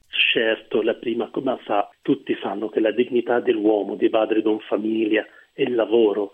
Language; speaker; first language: Italian; non-native, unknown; Arabic